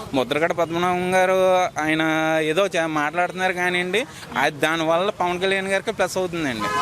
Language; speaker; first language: Telugu; native; Telugu